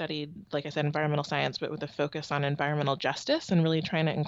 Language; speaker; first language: English; native; English